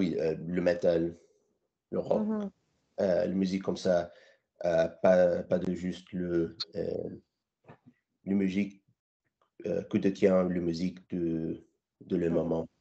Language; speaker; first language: French; non-native, learner; English